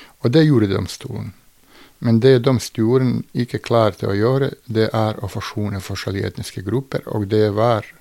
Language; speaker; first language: Norwegian; non-native, fluent; Bosnian